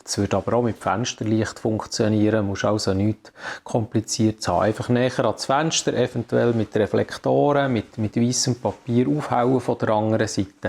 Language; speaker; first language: German; native; German